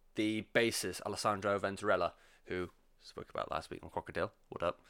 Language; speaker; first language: English; native; English